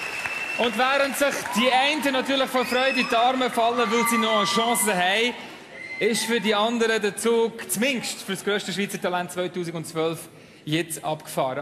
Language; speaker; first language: German; native; German